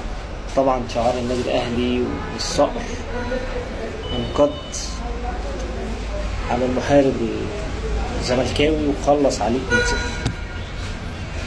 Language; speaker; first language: Arabic; native; Arabic